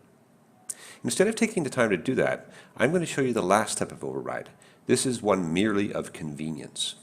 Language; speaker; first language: English; native; English